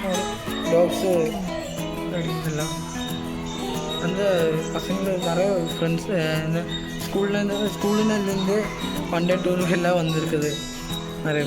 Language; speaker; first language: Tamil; non-native, learner; Malayalam